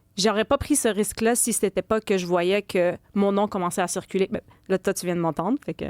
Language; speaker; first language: French; early bilingual, other home language; Arabic